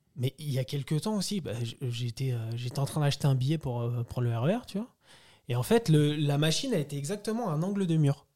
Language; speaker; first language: French; early bilingual, other home language; Portuguese